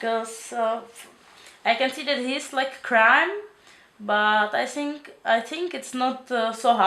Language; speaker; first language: English; non-native, learner; Czech